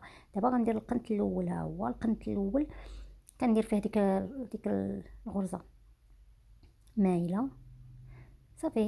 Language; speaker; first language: Arabic; native; Arabic